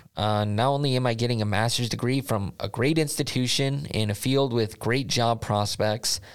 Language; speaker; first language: English; native; English